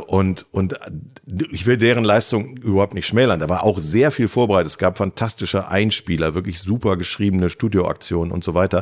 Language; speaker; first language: German; native; German